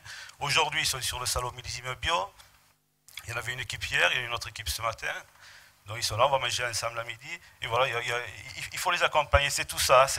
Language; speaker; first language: French; native; French